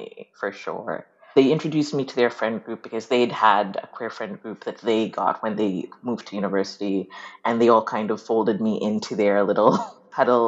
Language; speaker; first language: English; non-native, local second language; Ganda